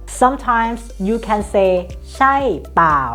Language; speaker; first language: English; non-native, fluent; Thai